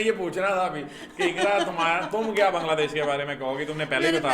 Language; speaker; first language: Hindi; native; Hindi